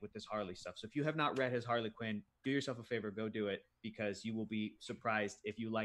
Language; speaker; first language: English; native; English